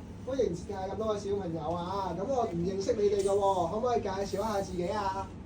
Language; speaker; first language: Cantonese; native; Cantonese